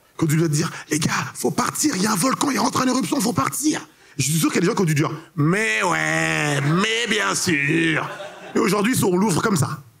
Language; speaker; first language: French; early bilingual, other home language; Haitian Creole